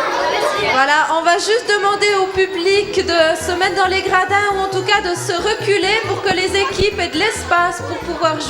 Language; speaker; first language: French; native; French